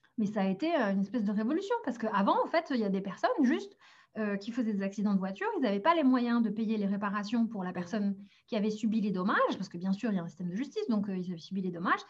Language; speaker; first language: French; early bilingual, other home language; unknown